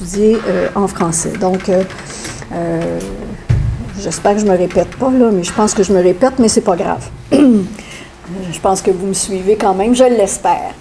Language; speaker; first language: French; native; French